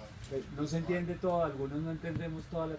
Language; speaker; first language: Spanish; native; Spanish